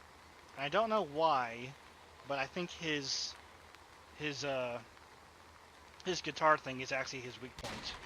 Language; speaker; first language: English; native; English